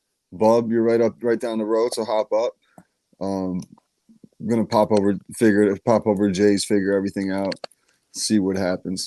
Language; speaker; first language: English; native; English